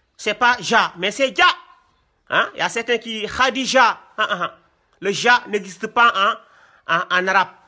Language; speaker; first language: French; non-native, local second language; Wolof